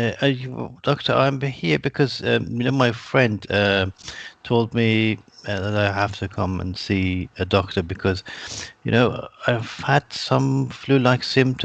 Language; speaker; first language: English; non-native, fluent; Persian